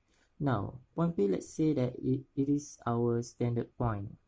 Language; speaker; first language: English; non-native, local second language; Malay